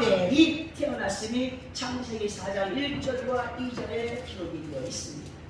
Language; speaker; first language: Korean; native; Korean